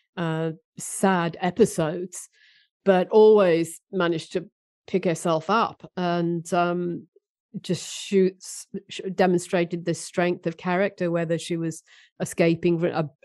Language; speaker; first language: English; native; English